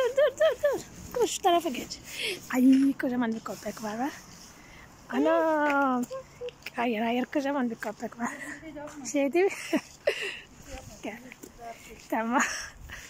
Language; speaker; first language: Turkish; non-native, learner; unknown